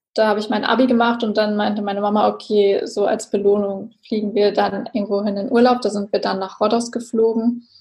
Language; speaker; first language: German; native; German